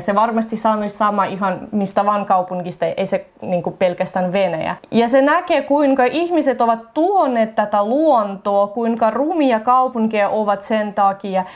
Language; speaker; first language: Finnish; non-native, fluent; Russian